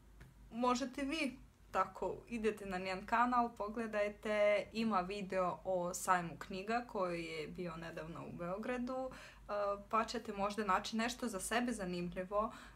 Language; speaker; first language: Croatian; non-native, fluent; Russian